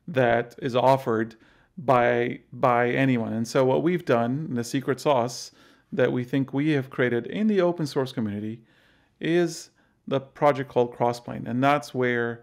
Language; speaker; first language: English; non-native, fluent; Arabic